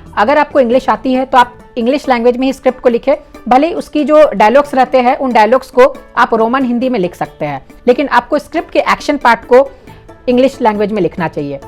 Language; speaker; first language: Hindi; native; Hindi